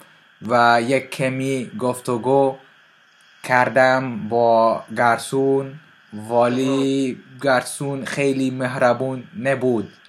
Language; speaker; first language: Persian; non-native, learner; French